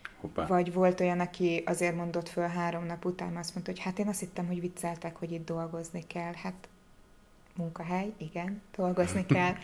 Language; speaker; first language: Hungarian; native; Hungarian